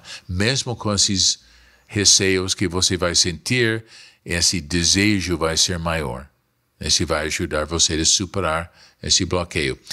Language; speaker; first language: Portuguese; non-native, fluent; English